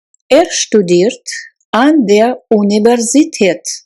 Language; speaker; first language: German; non-native, fluent; Russian